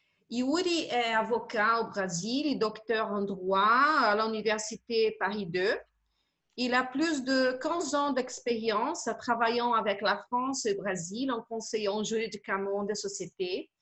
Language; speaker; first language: French; non-native, fluent; Portuguese